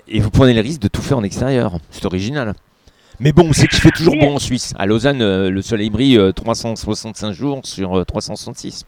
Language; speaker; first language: French; native; French